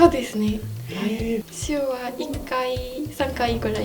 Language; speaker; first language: Japanese; non-native, fluent; Mongolian